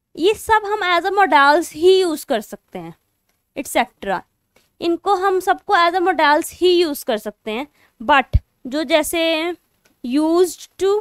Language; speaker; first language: Hindi; non-native, local second language; Punjabi